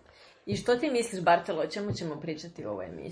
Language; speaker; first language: Serbian; native; Serbian